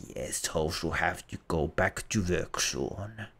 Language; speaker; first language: English; non-native, fluent; Finnish